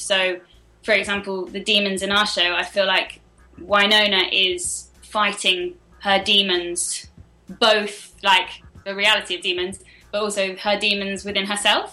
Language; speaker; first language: English; native; English